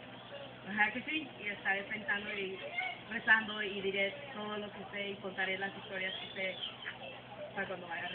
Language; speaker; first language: Spanish; early bilingual, heritage; Spanish